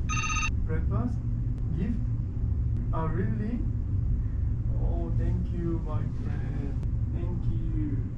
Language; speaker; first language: English; non-native, learner; Korean